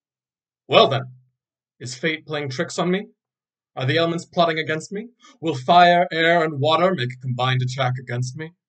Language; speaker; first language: English; native; English